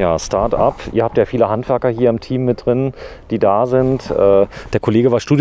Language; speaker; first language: German; native; German